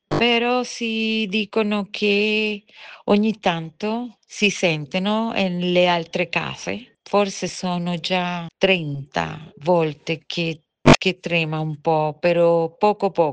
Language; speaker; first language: Italian; non-native, fluent; Spanish